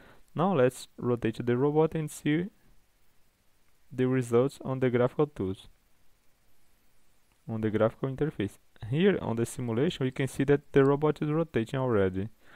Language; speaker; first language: English; non-native, fluent; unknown